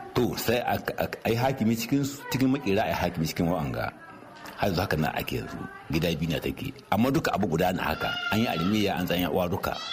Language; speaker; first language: Hausa; native; Hausa